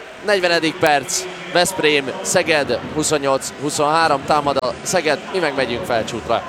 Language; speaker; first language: Hungarian; native; Hungarian